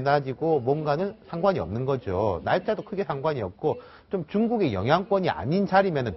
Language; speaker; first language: Korean; native; Korean